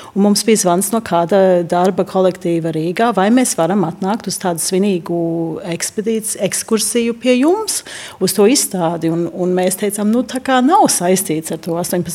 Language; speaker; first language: Latvian; early bilingual, heritage; Latvian